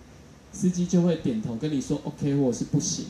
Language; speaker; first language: Chinese; native; Chinese